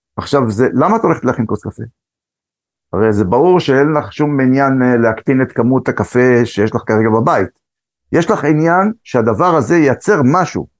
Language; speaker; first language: Hebrew; early bilingual, other home language; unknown